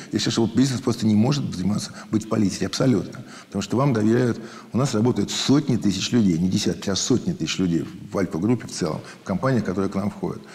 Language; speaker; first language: Russian; native; Russian